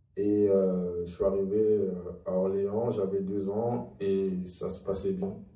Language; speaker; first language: French; early bilingual, other home language; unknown